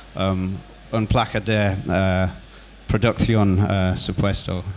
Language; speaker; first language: Spanish; non-native, learner; English